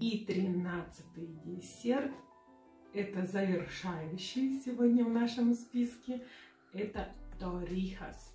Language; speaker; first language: Russian; native; Russian